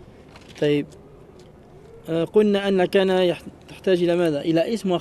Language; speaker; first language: Arabic; non-native, fluent; French